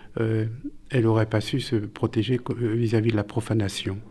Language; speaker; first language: French; native; French